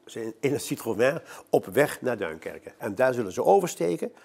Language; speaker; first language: Dutch; native; Dutch